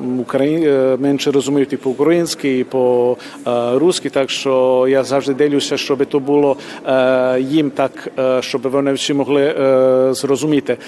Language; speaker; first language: Ukrainian; early bilingual, heritage; Ukrainian